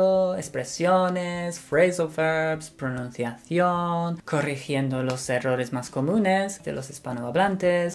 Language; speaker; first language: Spanish; non-native, fluent; English